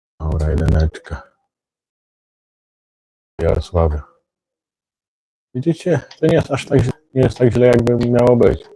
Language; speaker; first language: Polish; native; Polish